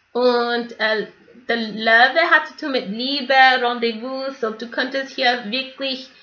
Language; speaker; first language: German; non-native, fluent; English